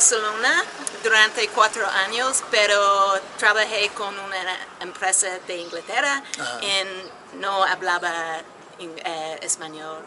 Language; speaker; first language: Spanish; non-native, learner; English